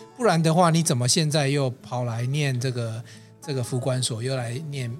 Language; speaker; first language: Chinese; native; Chinese